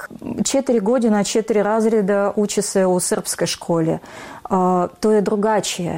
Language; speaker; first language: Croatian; non-native, learner; Russian